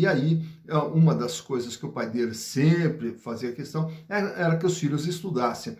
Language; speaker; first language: Portuguese; native; Portuguese